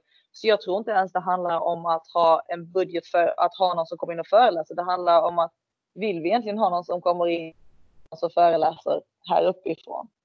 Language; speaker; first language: Swedish; native; Swedish